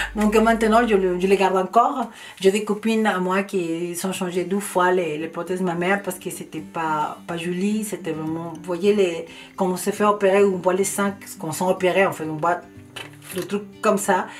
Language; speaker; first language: French; non-native, fluent; Spanish